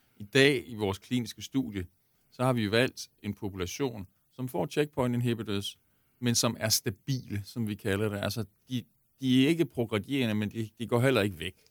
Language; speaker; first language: Danish; native; Danish